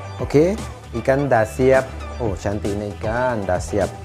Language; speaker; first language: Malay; non-native, learner; Thai